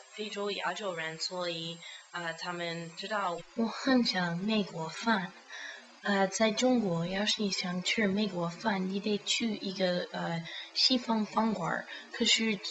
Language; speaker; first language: Chinese; non-native, learner; English